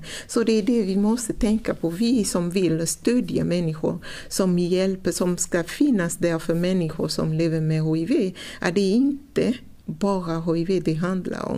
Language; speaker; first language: Swedish; non-native, fluent; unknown